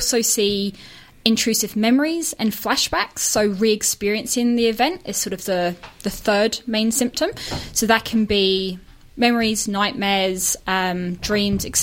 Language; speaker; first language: English; native; English